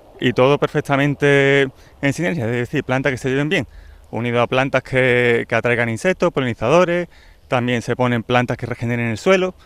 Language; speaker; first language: Spanish; native; Spanish